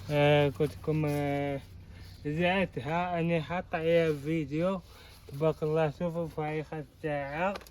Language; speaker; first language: Arabic; native; Arabic